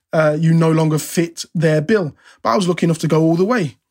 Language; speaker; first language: English; native; English